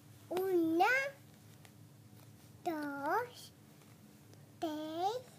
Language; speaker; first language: Spanish; early bilingual, heritage; Spanish